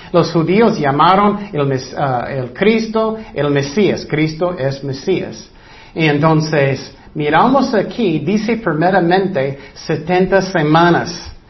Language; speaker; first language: Spanish; non-native, fluent; English